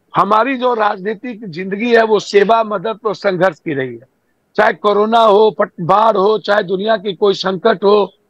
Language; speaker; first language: Hindi; native; Hindi